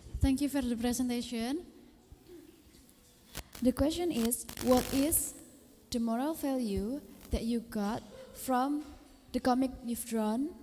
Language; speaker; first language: English; non-native, fluent; Indonesian